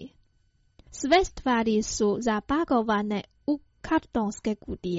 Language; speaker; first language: Croatian; non-native, fluent; Chinese